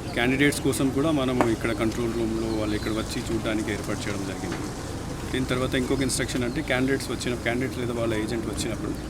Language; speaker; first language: Telugu; non-native, fluent; Hindi